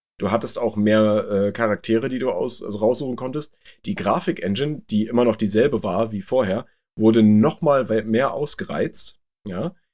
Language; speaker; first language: German; native; German